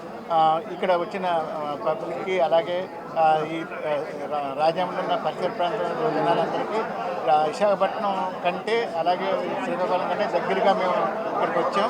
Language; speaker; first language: Telugu; native; Telugu